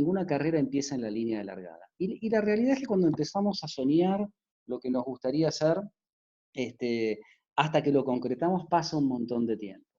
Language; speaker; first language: Spanish; native; Spanish